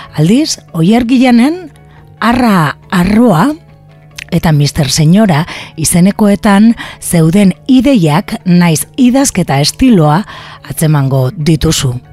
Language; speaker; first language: Basque; native; Basque